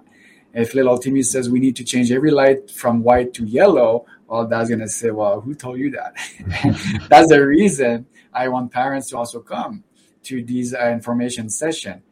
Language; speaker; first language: English; native; English